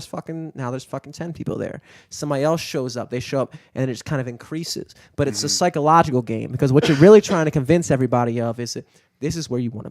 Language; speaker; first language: English; native; English